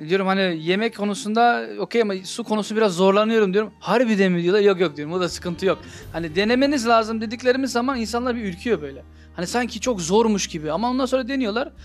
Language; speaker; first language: Turkish; early bilingual, heritage; Turkish